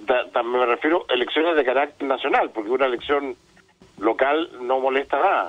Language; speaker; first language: Spanish; native; Spanish